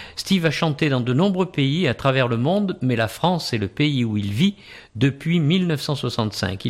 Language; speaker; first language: French; native; French